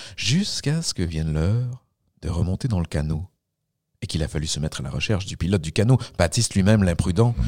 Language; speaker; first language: French; native; French